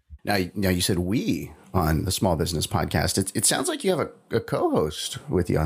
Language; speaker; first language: English; native; English